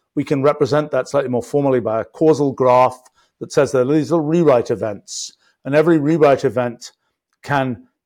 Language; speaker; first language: English; native; English